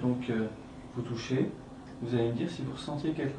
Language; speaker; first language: French; native; French